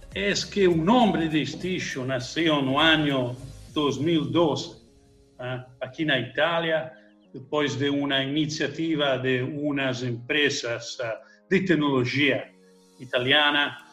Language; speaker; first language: Portuguese; non-native, learner; Italian